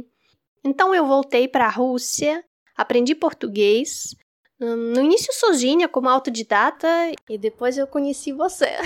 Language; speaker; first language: Portuguese; non-native, fluent; Russian